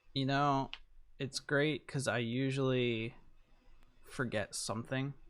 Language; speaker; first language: English; native; English